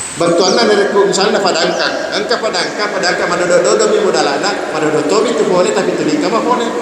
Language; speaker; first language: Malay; non-native, local second language; Buginese